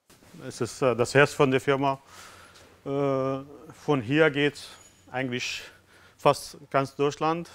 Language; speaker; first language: German; non-native, learner; Arabic